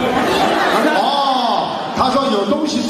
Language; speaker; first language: Chinese; native; Chinese